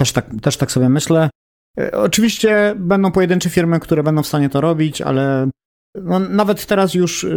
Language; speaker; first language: Polish; native; Polish